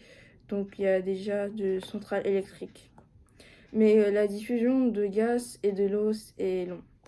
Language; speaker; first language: French; non-native, fluent; Japanese